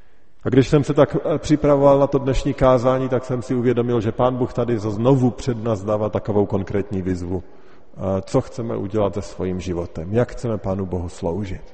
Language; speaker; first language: Czech; native; Czech